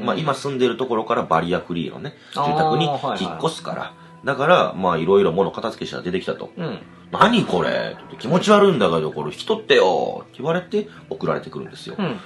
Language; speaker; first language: Japanese; native; Japanese